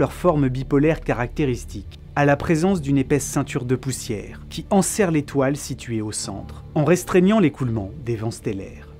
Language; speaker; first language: French; native; French